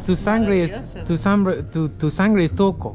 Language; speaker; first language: Spanish; non-native, learner; English